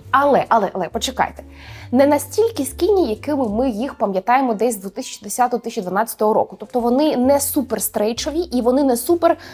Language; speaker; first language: Ukrainian; non-native, local second language; Russian